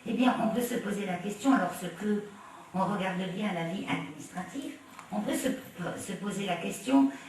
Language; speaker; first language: French; non-native, local second language; Arabic